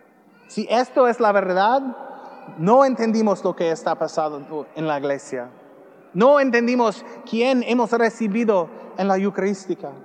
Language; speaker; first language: Spanish; non-native, learner; English